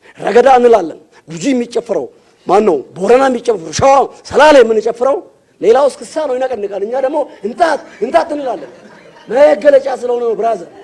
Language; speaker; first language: Amharic; non-native, local second language; Oromo